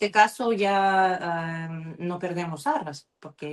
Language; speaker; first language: Spanish; non-native, learner; Russian